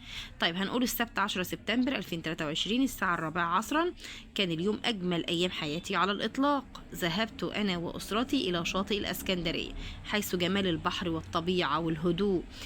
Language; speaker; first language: Arabic; native; Arabic